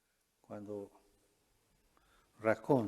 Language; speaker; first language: Italian; non-native, fluent; Spanish